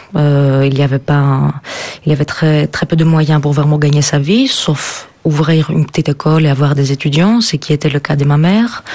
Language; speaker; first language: French; non-native, fluent; Greek